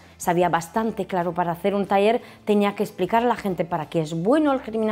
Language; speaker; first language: Spanish; non-native, fluent; Romanian